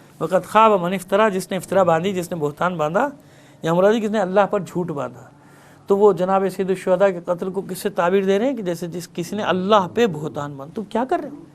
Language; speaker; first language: Urdu; native; Urdu